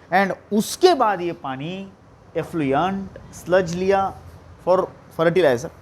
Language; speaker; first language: Hindi; non-native, local second language; Marathi